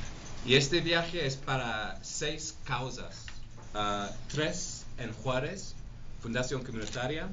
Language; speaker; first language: Spanish; non-native, learner; English